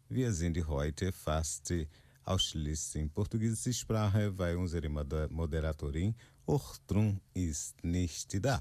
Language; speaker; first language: German; non-native, fluent; Portuguese